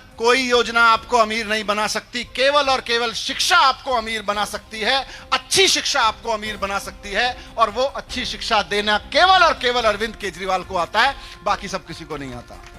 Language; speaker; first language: Hindi; native; Hindi